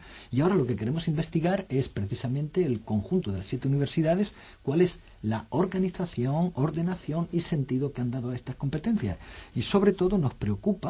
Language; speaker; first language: Spanish; native; Spanish